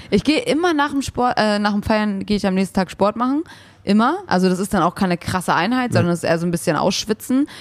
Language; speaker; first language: German; early bilingual, other home language; English